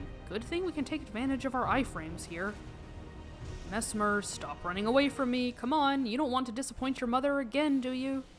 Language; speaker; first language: English; native; English